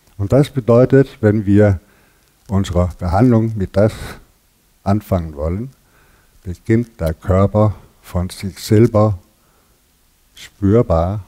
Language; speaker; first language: German; non-native, learner; Danish